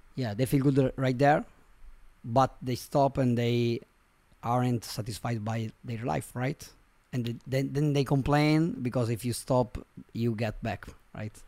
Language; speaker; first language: English; non-native, fluent; Italian